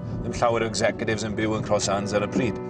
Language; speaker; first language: Welsh; native; Welsh